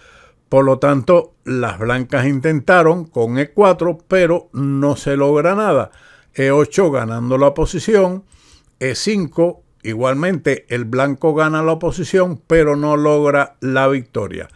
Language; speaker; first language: Spanish; native; Spanish